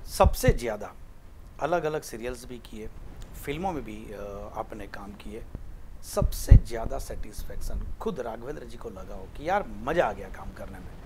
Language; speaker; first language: Hindi; non-native, local second language; Gujarati